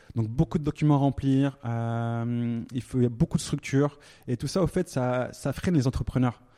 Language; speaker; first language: French; native; French